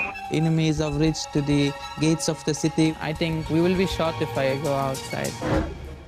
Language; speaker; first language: English; non-native, fluent; Persian